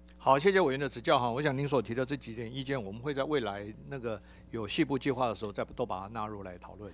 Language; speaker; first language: Chinese; native; Chinese